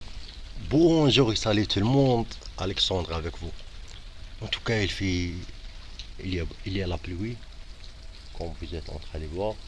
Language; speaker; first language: French; non-native, fluent; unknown